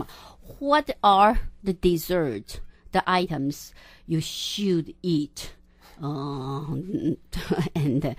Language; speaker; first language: English; non-native, local second language; Chinese